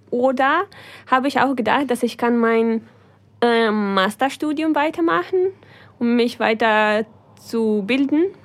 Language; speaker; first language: German; non-native, fluent; Ukrainian